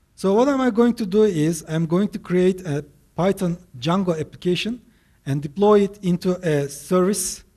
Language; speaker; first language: English; non-native, fluent; Turkish